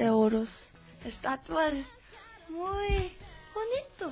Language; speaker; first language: Spanish; non-native, learner; Korean